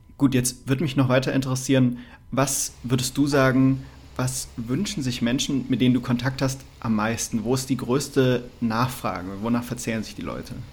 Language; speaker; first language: German; native; German